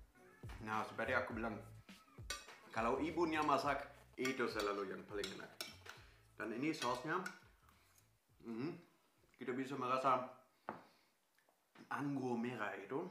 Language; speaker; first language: Indonesian; non-native, fluent; German